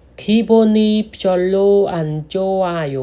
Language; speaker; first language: Korean; non-native, learner; Khmer